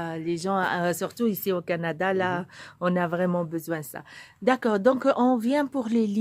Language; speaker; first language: French; non-native, local second language; Arabic